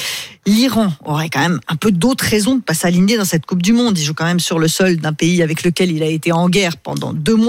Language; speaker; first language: French; native; French